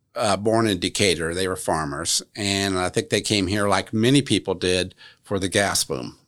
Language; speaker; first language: English; native; English